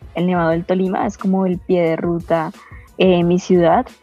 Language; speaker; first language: Spanish; native; Spanish